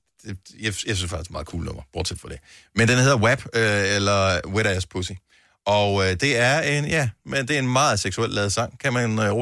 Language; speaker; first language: Danish; native; Danish